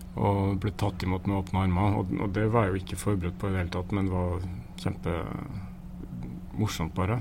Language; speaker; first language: Norwegian; native; Norwegian